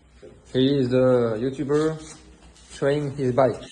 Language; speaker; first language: English; non-native, learner; Dutch